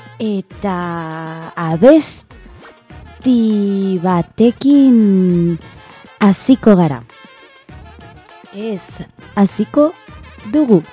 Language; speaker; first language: Basque; non-native, learner; Spanish